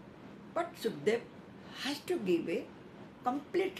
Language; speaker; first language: English; non-native, local second language; Odia